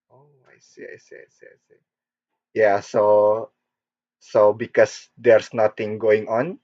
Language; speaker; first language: English; non-native, learner; Korean